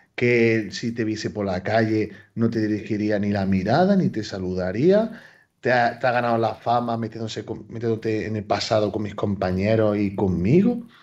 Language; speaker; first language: Spanish; native; Spanish